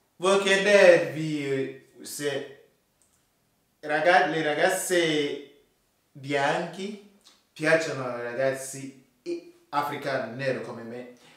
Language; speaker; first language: Italian; non-native, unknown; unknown